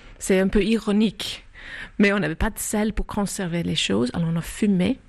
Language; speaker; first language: French; non-native, fluent; Icelandic